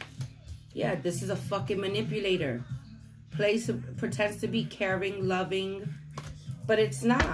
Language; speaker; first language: English; native; English